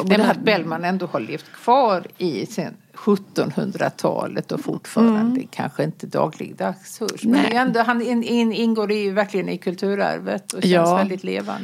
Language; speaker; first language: Swedish; native; Swedish